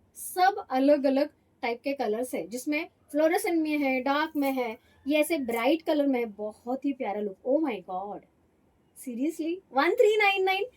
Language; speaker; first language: Hindi; non-native, local second language; Marathi